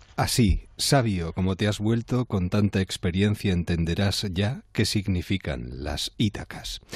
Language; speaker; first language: Spanish; native; Spanish